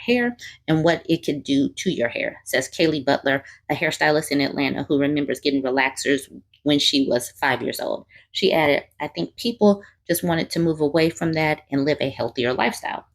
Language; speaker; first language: English; native; English